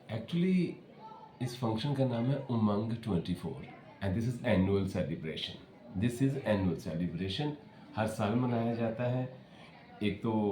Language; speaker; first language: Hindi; non-native, local second language; Punjabi